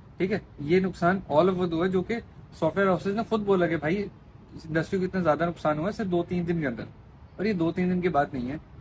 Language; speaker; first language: Urdu; native; Urdu